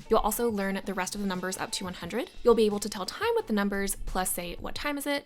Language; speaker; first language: English; native; English